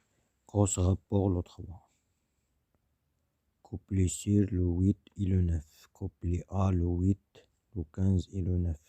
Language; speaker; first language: French; non-native, learner; Arabic